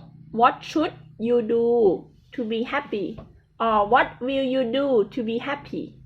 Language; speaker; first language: English; non-native, fluent; Thai